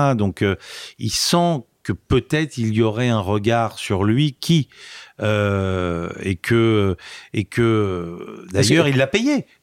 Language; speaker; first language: French; native; French